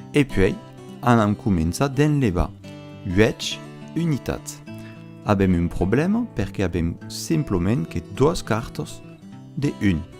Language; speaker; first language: Occitan; non-native, local second language; French